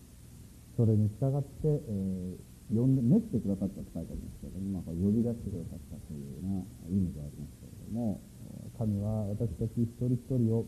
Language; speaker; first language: Japanese; native; Japanese